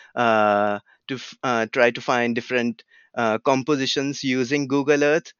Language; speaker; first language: English; non-native, local second language; Marathi